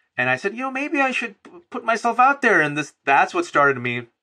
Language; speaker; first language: English; native; English